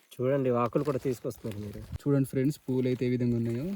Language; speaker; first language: Telugu; non-native, local second language; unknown